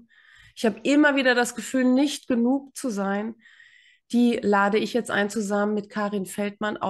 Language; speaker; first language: German; native; German